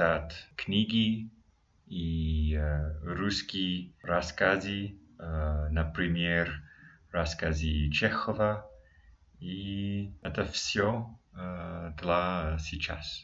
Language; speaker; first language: Russian; non-native, learner; English